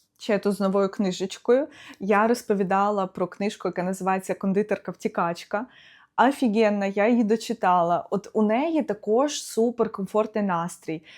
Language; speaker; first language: Ukrainian; non-native, local second language; Russian